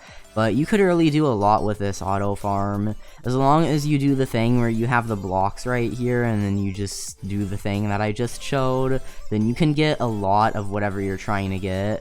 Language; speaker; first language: English; native; English